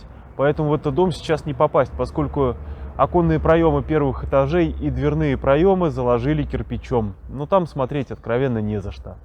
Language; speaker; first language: Russian; native; Russian